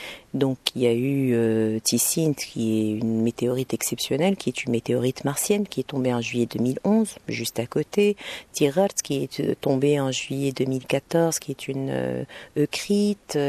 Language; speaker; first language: French; non-native, local second language; Arabic